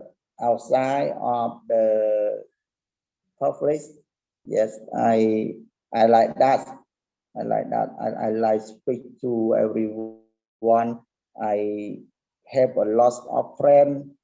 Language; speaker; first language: English; non-native, learner; Khmer